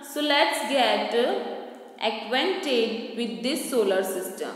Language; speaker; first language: English; non-native, local second language; Hindi